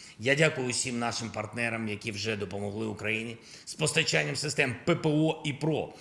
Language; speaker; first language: Ukrainian; non-native, local second language; Russian